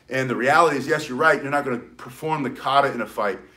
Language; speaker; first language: English; native; English